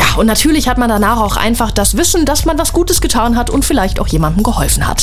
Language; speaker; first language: German; native; German